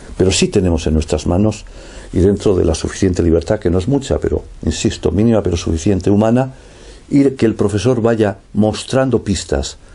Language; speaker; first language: Spanish; native; Spanish